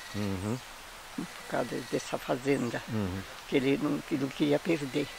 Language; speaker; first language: Portuguese; native; Portuguese